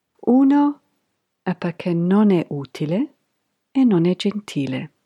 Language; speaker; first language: Italian; non-native, fluent; English